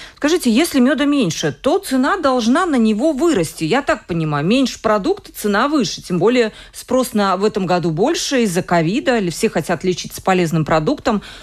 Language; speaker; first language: Russian; native; Russian